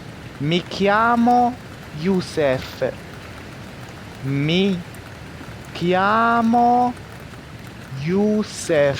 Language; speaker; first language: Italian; non-native, fluent; Arabic